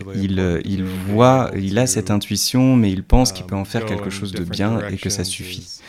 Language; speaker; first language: French; non-native, fluent; English